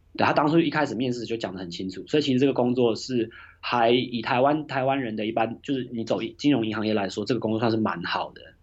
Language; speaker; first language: Chinese; native; Chinese